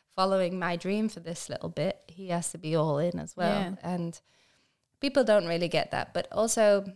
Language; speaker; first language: English; native; English